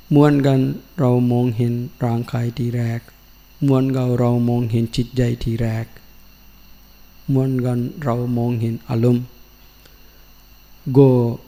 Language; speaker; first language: Thai; non-native, learner; Sinhala